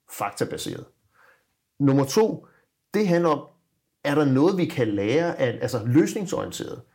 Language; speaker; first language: Danish; native; Danish